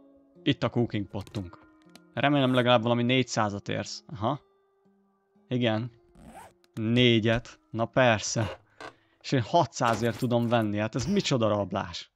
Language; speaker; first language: Hungarian; native; Hungarian